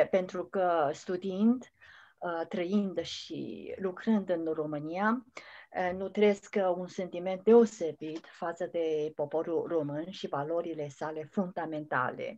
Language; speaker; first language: Romanian; non-native, fluent; Chinese